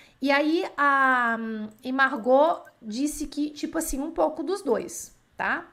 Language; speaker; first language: Portuguese; native; Portuguese